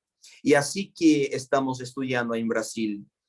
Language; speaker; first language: Spanish; non-native, fluent; Portuguese